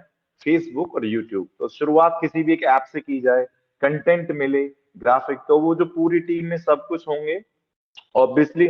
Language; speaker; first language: Hindi; native; Hindi